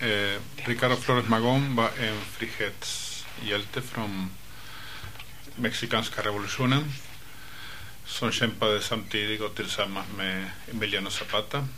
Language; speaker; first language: Swedish; non-native, fluent; Spanish